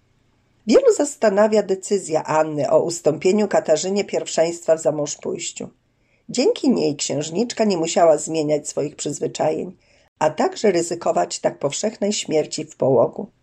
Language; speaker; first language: Polish; native; Polish